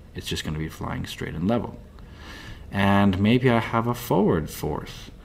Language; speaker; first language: English; native; English